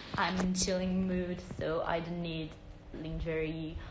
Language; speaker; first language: English; non-native, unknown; Italian